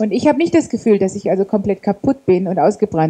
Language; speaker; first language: German; native; German